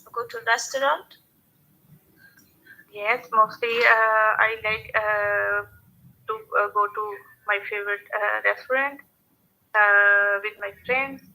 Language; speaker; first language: English; non-native, learner; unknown